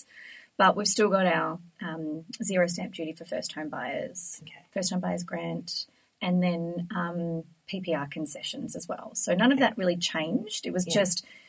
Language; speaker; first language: English; native; English